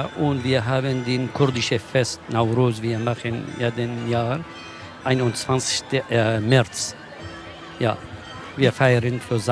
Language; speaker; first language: German; non-native, learner; Kurdish